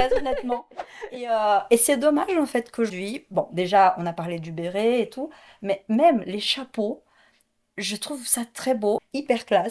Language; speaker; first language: French; non-native, fluent; Portuguese